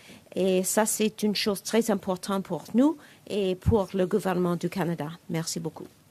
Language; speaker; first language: French; non-native, learner; English